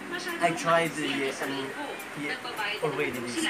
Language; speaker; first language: English; non-native, learner; Italian